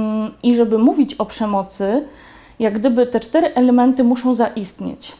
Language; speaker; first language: Polish; native; Polish